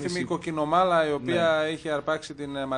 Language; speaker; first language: Greek; native; Greek